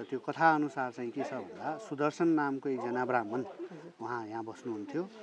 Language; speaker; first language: Nepali; non-native, local second language; Newari